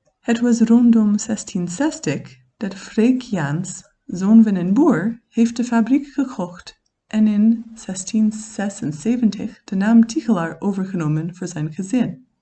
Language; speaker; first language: Dutch; non-native, fluent; English